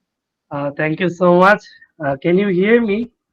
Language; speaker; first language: English; non-native, fluent; Bangla